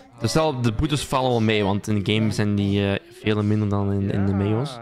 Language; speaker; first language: Dutch; native; Dutch